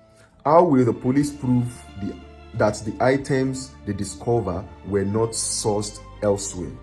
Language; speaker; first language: English; non-native, local second language; Yoruba